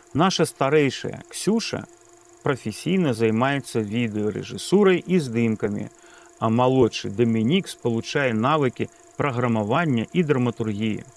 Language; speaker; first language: Belarusian; native; Belarusian